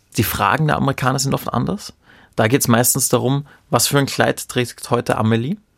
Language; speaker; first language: German; native; German